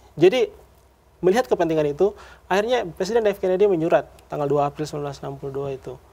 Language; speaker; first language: Indonesian; native; Indonesian